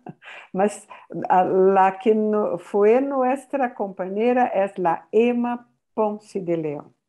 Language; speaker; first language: Spanish; non-native, fluent; Portuguese